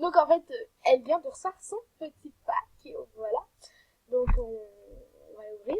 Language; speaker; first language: French; native; French